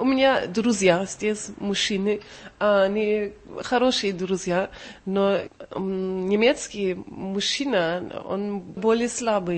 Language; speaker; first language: Russian; non-native, learner; German